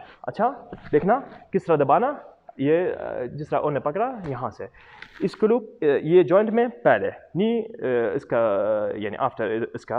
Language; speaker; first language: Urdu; non-native, learner; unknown